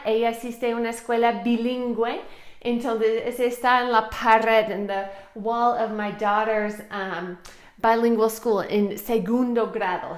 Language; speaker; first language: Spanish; non-native, fluent; English